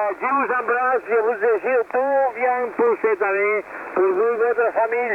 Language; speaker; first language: French; non-native, learner; Spanish